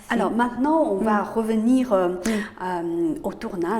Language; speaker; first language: French; native; French